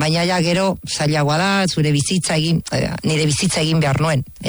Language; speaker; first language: Basque; non-native, fluent; Spanish